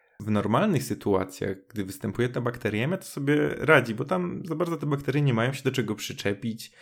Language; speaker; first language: Polish; native; Polish